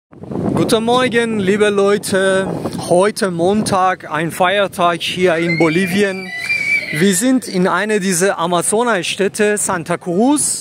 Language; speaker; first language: German; non-native, fluent; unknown